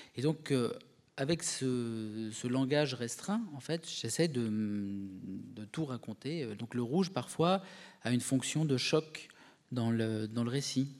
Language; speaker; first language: French; native; French